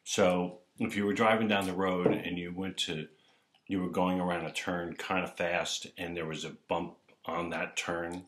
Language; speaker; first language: English; native; English